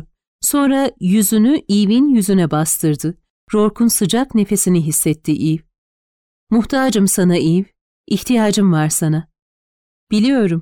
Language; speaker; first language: Turkish; native; Turkish